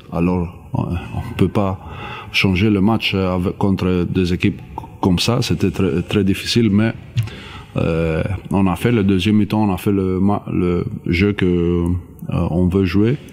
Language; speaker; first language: French; non-native, learner; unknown